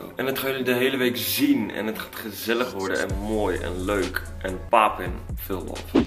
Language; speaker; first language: Dutch; native; Dutch